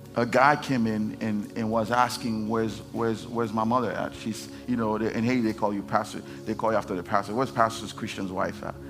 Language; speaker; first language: English; non-native, fluent; Haitian Creole